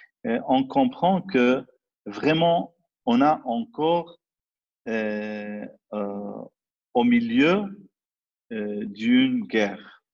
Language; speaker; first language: French; non-native, fluent; Arabic